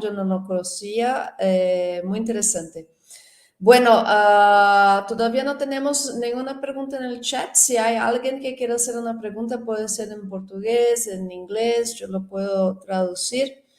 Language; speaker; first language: Spanish; non-native, fluent; Portuguese